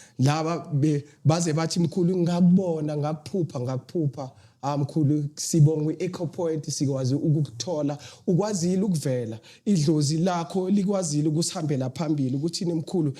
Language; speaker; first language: Zulu; non-native, local second language; Northern Sotho